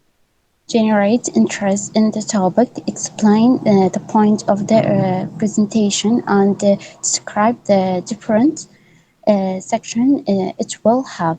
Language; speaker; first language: English; non-native, learner; Arabic